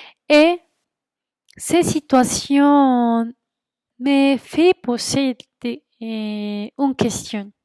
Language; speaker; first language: French; non-native, fluent; Spanish